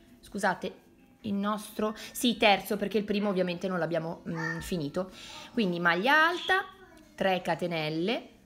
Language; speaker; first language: Italian; native; Italian